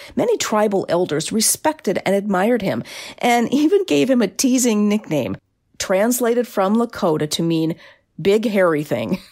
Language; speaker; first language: English; native; English